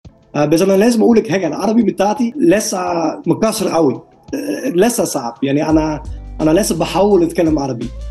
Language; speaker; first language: Arabic; non-native, learner; Dutch